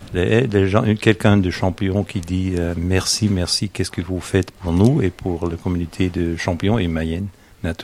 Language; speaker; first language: French; non-native, learner; Dutch